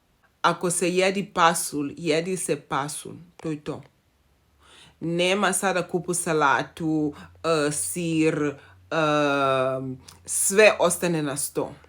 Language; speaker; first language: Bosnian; non-native, learner; Zulu